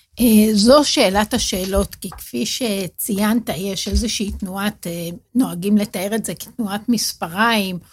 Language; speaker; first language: Hebrew; native; Hebrew